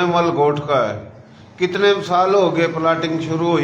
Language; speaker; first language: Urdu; non-native, local second language; Haryanvi